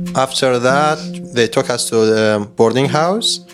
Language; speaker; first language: English; non-native, learner; Persian